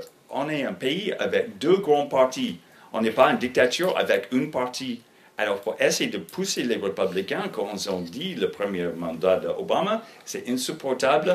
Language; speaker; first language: French; non-native, fluent; English